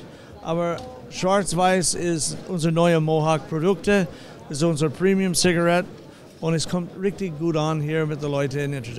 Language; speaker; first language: German; non-native, fluent; English